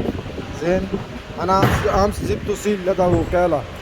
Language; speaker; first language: Arabic; non-native, learner; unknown